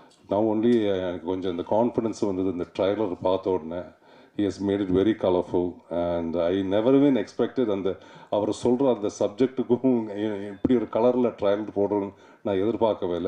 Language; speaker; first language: Tamil; native; Tamil